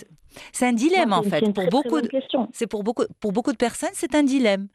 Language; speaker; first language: French; non-native, local second language; Arabic